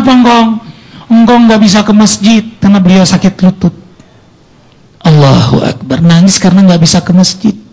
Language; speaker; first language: Indonesian; native; Indonesian